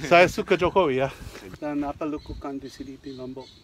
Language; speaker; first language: Indonesian; non-native, learner; English